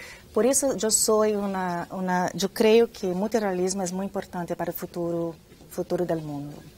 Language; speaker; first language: Spanish; non-native, fluent; Portuguese